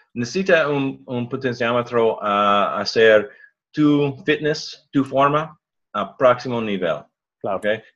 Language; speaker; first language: Spanish; non-native, learner; English